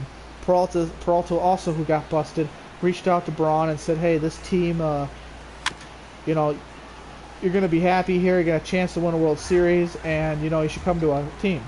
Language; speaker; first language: English; native; English